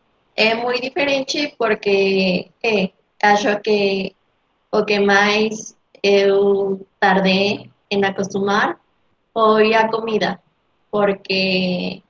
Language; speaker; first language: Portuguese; non-native, learner; Spanish